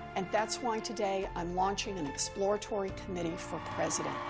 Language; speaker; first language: English; native; English